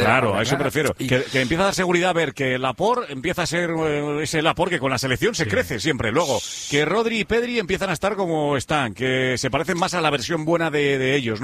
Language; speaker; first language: Spanish; native; Spanish